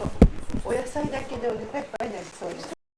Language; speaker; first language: Japanese; native; Japanese